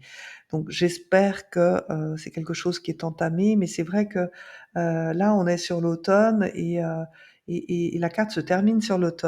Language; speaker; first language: French; native; French